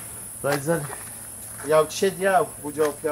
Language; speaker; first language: Chinese; non-native, learner; Polish